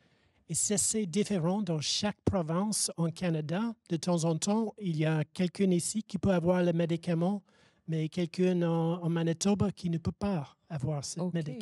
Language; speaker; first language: French; non-native, fluent; English